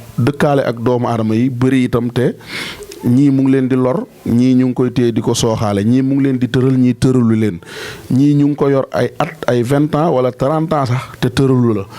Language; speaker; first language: Wolof; non-native, local second language; Serer